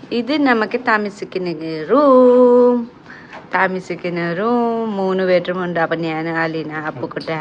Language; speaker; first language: Malayalam; non-native, learner; Nepali